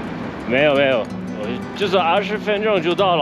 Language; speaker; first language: Chinese; non-native, fluent; English